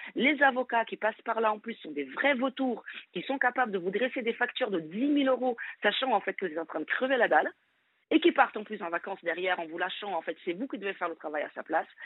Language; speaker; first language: French; non-native, fluent; Portuguese